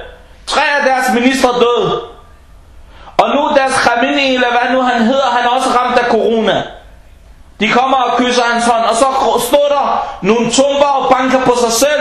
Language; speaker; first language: Danish; non-native, local second language; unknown